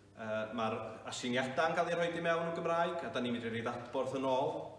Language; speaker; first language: Welsh; native; Welsh